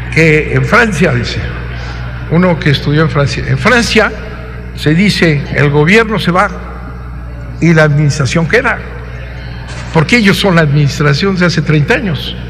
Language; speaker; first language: Spanish; native; Spanish